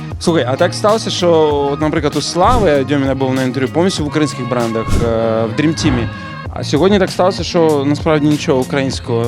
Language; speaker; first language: Ukrainian; native; Ukrainian